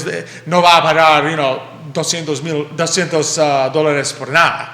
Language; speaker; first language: Spanish; early bilingual, heritage; English